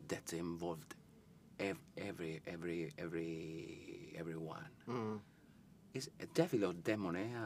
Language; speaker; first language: English; non-native, learner; Italian